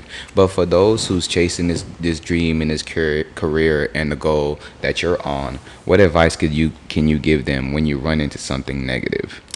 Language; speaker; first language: English; native; English